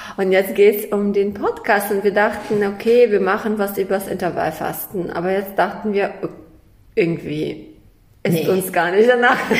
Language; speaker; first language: German; early bilingual, other home language; Russian